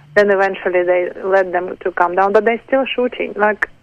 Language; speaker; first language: English; non-native, fluent; Ukrainian